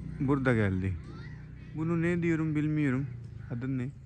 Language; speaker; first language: Turkish; non-native, learner; Punjabi